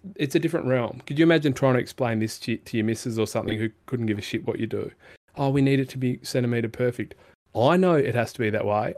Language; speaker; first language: English; native; English